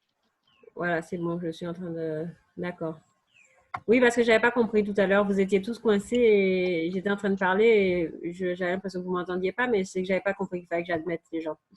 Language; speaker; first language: French; native; French